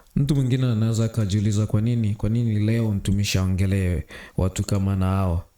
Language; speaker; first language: Swahili; native; Swahili